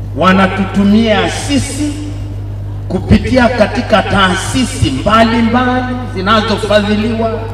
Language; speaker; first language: Swahili; non-native, local second language; Luo (Kenya and Tanzania)